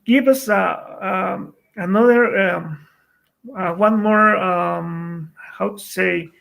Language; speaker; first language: English; non-native, fluent; Spanish